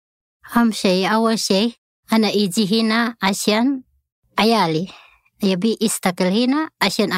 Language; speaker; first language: Arabic; non-native, learner; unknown